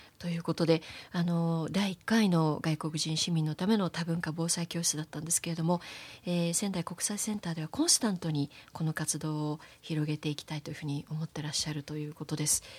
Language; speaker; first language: Japanese; native; Japanese